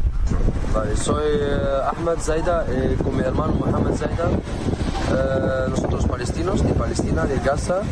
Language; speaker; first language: Spanish; non-native, learner; Arabic